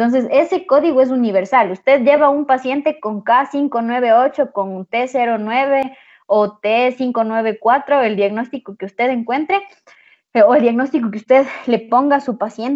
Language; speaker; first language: Spanish; native; Spanish